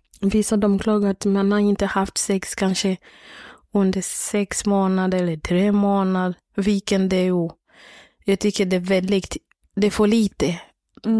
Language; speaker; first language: Swedish; non-native, learner; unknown